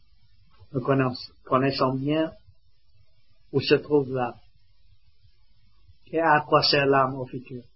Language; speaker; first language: French; non-native, learner; Vietnamese